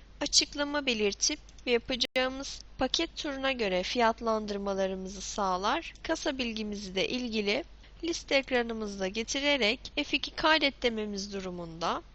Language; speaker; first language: Turkish; native; Turkish